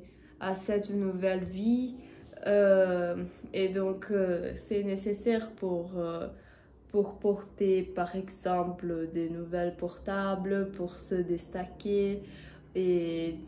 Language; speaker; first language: French; non-native, learner; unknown